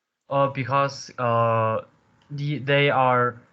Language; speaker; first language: English; non-native, learner; Chinese